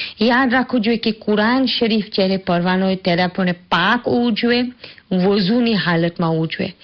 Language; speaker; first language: Gujarati; early bilingual, heritage; Gujarati